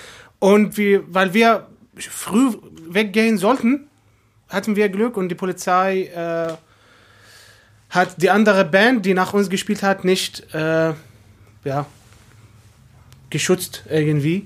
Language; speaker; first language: German; non-native, fluent; Arabic